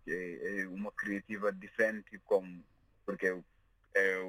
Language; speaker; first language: Portuguese; non-native, learner; Mandingo